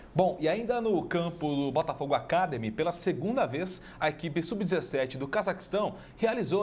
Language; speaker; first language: Portuguese; native; Portuguese